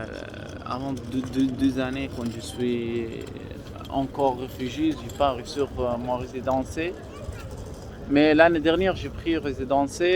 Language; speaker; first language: French; non-native, learner; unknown